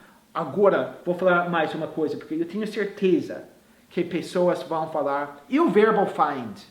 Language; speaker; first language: Portuguese; non-native, fluent; English